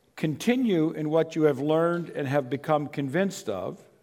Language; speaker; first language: English; native; English